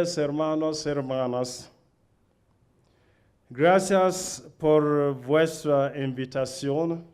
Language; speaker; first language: Spanish; non-native, learner; Akan